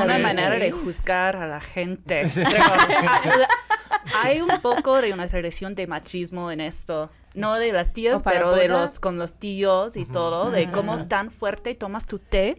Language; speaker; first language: Spanish; non-native, fluent; Persian